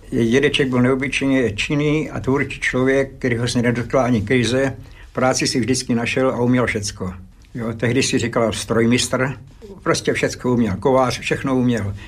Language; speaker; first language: Czech; early bilingual, other home language; Slovak